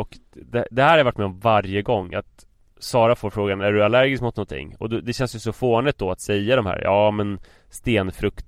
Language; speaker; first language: Swedish; native; Swedish